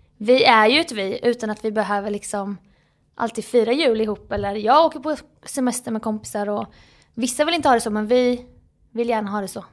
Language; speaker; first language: Swedish; native; Swedish